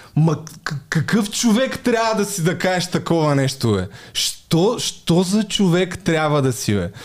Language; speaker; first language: Bulgarian; native; Bulgarian